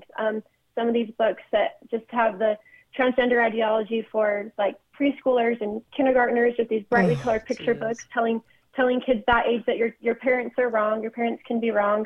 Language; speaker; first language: English; native; English